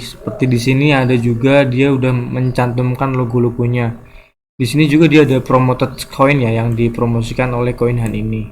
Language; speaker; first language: Indonesian; native; Indonesian